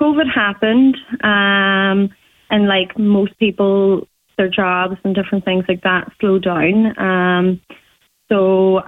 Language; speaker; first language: English; native; English